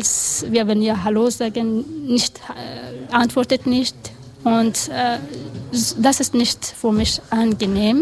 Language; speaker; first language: German; non-native, learner; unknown